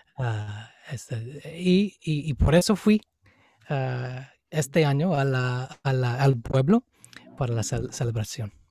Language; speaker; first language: Spanish; non-native, fluent; English